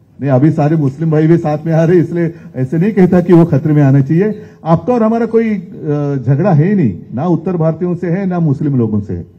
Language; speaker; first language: Hindi; non-native, local second language; Marathi